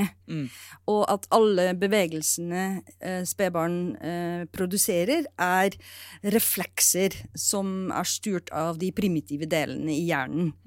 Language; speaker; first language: Norwegian; non-native, fluent; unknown